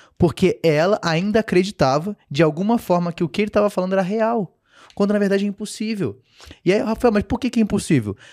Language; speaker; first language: Portuguese; native; Portuguese